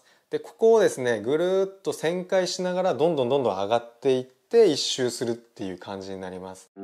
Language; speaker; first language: Japanese; native; Japanese